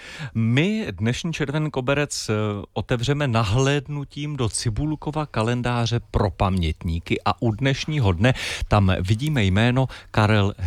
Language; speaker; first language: Czech; native; Czech